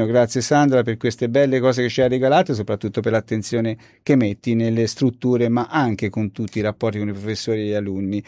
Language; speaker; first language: Italian; native; Italian